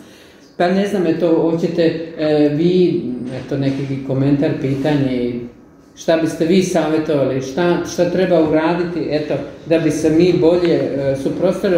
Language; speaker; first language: Serbian; native; Serbian